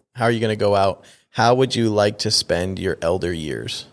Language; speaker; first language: English; native; English